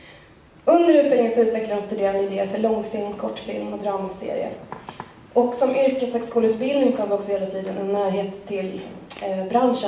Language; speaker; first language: Swedish; native; Swedish